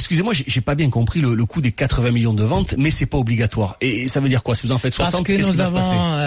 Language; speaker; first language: French; native; French